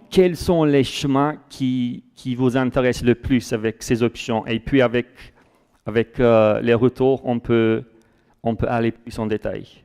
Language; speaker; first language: French; non-native, fluent; English